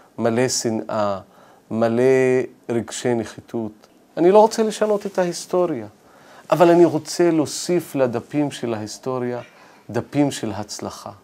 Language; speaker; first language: Hebrew; non-native, local second language; Arabic